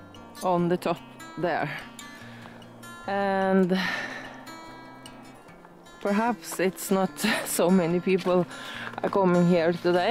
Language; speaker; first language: English; non-native, learner; Norwegian